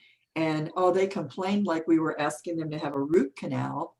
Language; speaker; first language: English; native; English